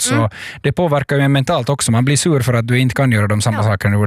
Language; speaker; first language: Swedish; native; Swedish